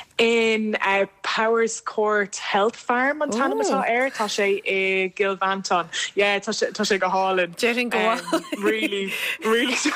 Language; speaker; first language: Irish; non-native, local second language; English